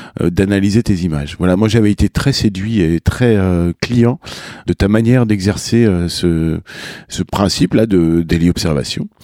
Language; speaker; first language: French; native; French